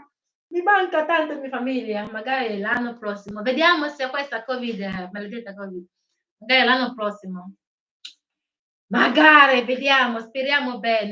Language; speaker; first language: Italian; non-native, learner; Igbo